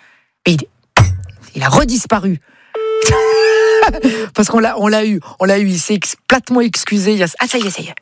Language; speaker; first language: French; native; French